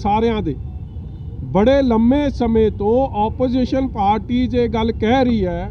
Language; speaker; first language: Hindi; non-native, local second language; Punjabi